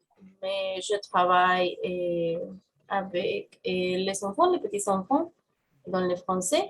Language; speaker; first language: French; non-native, learner; Spanish